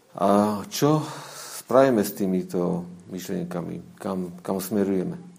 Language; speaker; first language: Slovak; native; Slovak